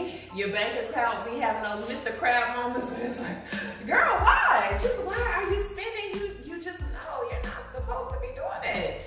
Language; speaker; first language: English; native; English